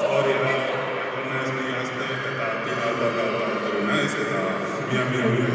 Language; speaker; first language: Basque; non-native, learner; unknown